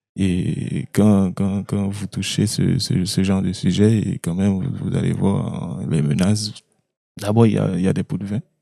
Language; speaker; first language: French; non-native, local second language; Haitian Creole